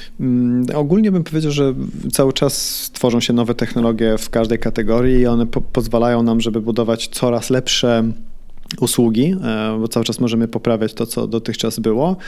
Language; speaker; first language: Polish; early bilingual, heritage; Polish